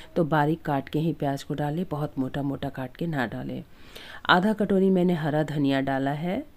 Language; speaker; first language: Hindi; native; Hindi